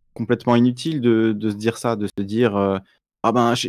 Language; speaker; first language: French; native; French